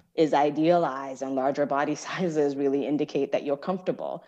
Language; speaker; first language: English; non-native, local second language; Yoruba